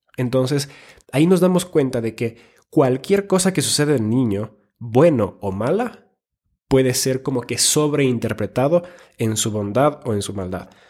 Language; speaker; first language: Spanish; native; Spanish